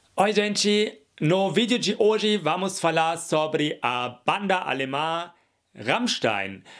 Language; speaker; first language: Portuguese; non-native, fluent; German